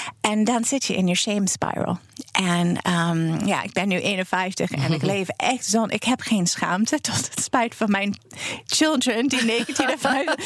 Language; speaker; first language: Dutch; non-native, fluent; English